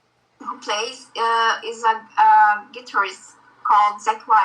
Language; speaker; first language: English; non-native, learner; Portuguese